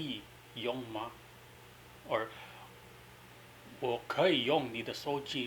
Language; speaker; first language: Chinese; non-native, fluent; Filipino